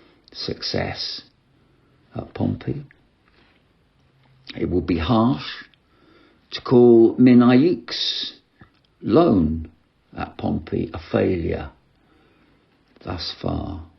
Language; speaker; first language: English; native; English